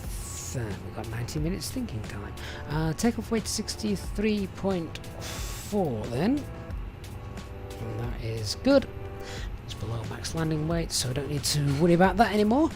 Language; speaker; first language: English; native; English